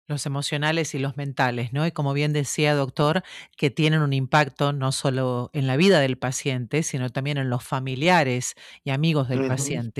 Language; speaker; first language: Spanish; native; Spanish